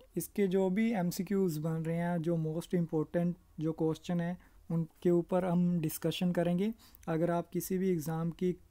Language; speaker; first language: Hindi; non-native, local second language; Punjabi